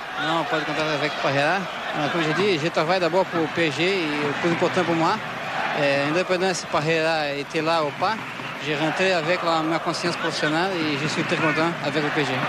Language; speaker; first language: French; non-native, fluent; Portuguese